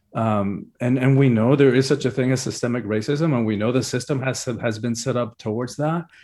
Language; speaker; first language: English; early bilingual, other home language; Spanish